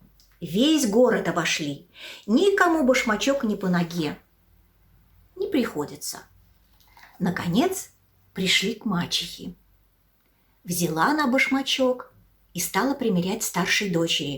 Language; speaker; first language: Russian; native; Russian